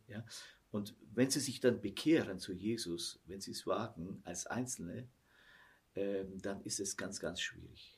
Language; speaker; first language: German; early bilingual, heritage; German